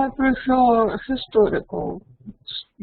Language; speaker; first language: English; non-native, learner; Russian